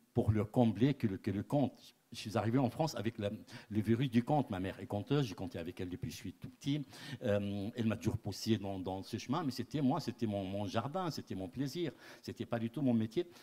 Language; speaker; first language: French; non-native, local second language; Arabic